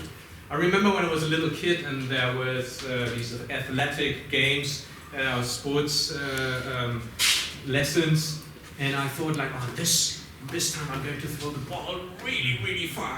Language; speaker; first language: English; non-native, fluent; German